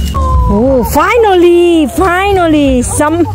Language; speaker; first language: English; non-native, learner; Vietnamese